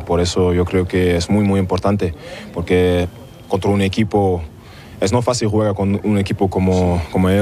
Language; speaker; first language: Spanish; non-native, learner; German